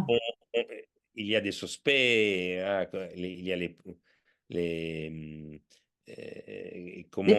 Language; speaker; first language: French; non-native, fluent; Italian